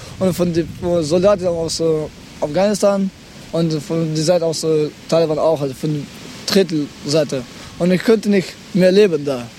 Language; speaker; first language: German; non-native, learner; Pashto